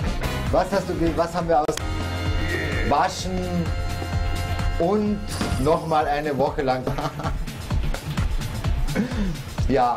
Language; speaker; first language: German; native; German